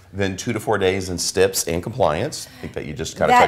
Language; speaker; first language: English; native; English